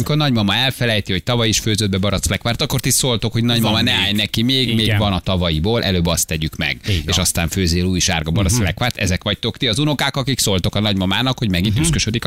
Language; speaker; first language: Hungarian; native; Hungarian